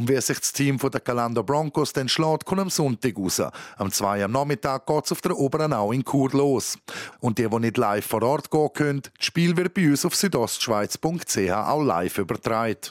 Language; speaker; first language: German; native; German